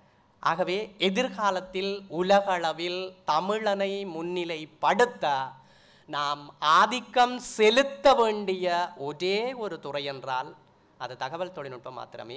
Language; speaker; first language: Tamil; native; Tamil